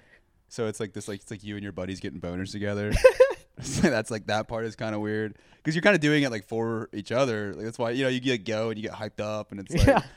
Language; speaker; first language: English; native; English